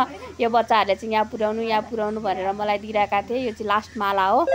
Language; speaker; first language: Nepali; native; Nepali